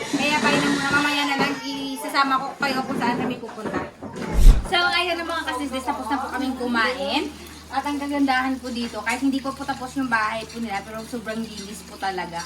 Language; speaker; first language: Filipino; native; Filipino